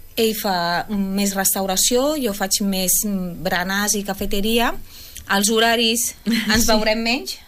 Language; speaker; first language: Catalan; non-native, fluent; French